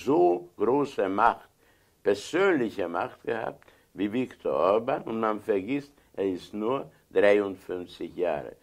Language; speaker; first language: German; non-native, fluent; Hungarian